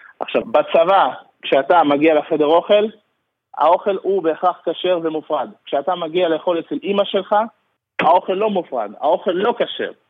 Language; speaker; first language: Hebrew; early bilingual, other home language; Russian